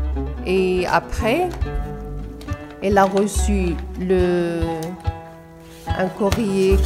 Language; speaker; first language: French; non-native, learner; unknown